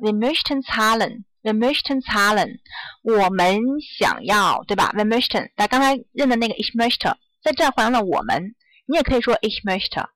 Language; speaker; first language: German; non-native, fluent; Chinese